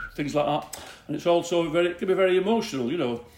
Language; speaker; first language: English; native; English